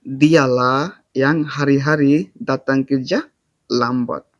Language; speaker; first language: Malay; non-native, learner; Bangla